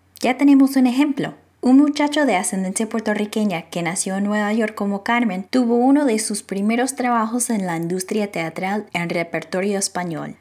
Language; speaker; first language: Spanish; non-native, fluent; English